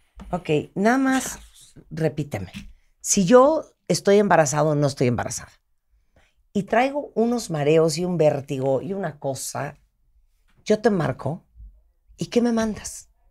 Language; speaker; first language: Spanish; native; Spanish